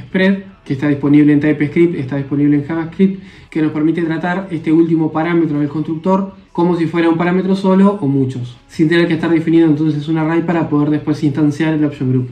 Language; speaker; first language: Spanish; native; Spanish